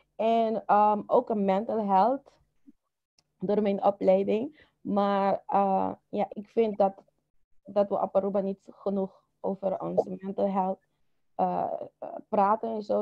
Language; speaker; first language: Dutch; non-native, local second language; Papiamento